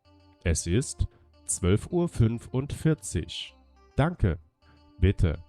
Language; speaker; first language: German; non-native, fluent; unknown